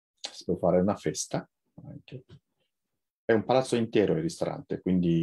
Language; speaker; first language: Italian; non-native, fluent; Japanese